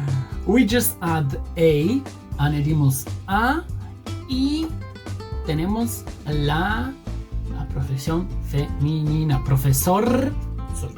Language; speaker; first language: Spanish; non-native, fluent; English